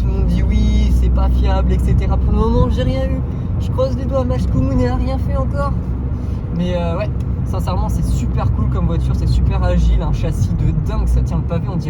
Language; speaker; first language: French; native; French